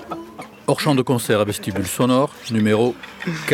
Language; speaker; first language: French; native; French